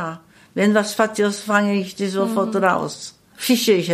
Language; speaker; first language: German; non-native, learner; Korean